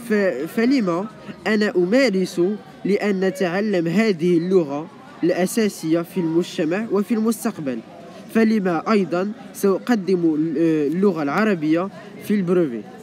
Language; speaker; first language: Arabic; early bilingual, heritage; French